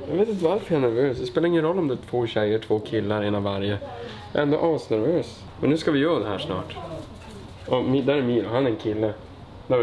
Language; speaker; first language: Swedish; native; Swedish